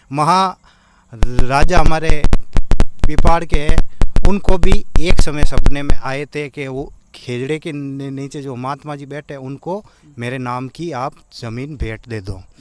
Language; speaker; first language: Hindi; native; Hindi